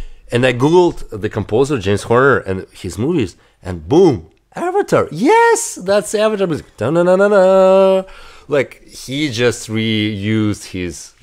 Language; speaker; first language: English; non-native, fluent; Russian